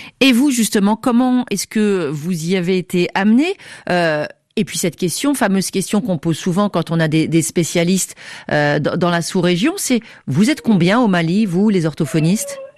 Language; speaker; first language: French; native; French